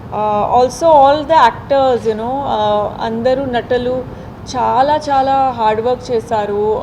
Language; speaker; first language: Telugu; non-native, fluent; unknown